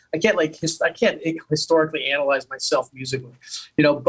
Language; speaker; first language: English; native; English